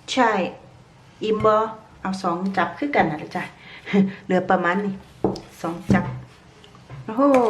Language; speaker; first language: Thai; native; Thai